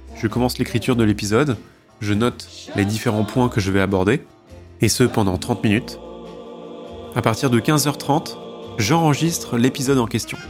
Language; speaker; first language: French; native; French